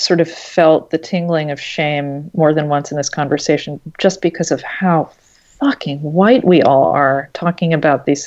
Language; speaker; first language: English; native; English